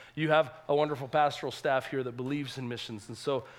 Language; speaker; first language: English; native; English